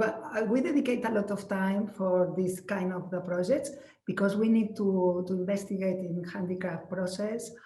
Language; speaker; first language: English; non-native, learner; Spanish